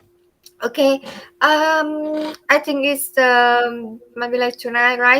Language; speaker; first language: English; non-native, learner; Vietnamese